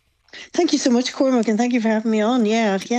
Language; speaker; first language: English; native; English